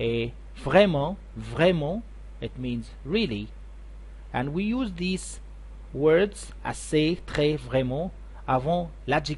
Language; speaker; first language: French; non-native, fluent; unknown